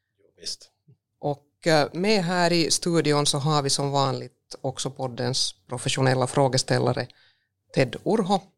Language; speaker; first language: Swedish; native; Swedish